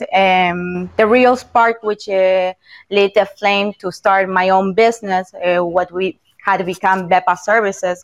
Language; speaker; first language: English; non-native, fluent; Spanish